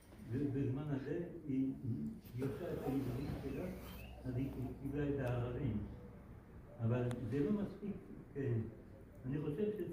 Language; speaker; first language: Hebrew; non-native, fluent; French